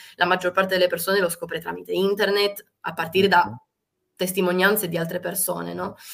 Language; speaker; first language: Italian; early bilingual, other home language; Spanish